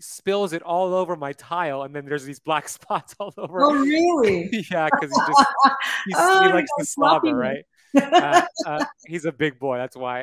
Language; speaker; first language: English; native; English